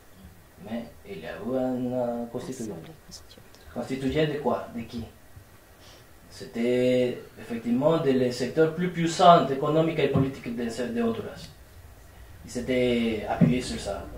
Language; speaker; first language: French; non-native, fluent; Spanish